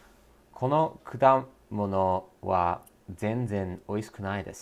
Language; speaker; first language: Japanese; non-native, learner; English